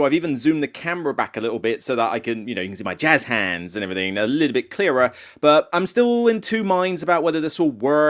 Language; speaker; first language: English; native; English